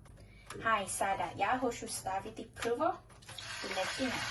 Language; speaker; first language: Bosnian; non-native, learner; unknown